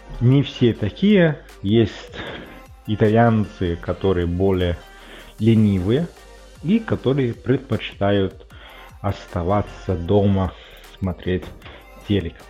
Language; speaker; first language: Russian; non-native, fluent; Italian